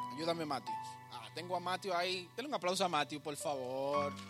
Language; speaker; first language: Spanish; native; Spanish